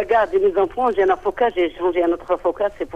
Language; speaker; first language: French; non-native, local second language; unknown